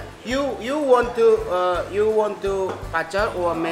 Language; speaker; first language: English; non-native, learner; Indonesian